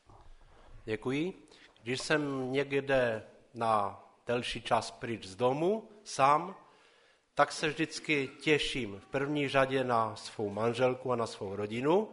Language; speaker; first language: Czech; non-native, local second language; Polish